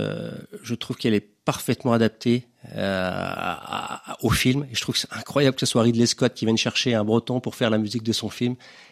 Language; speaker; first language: French; native; French